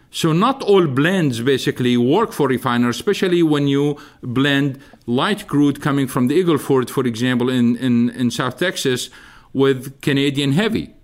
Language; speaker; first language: English; non-native, fluent; Arabic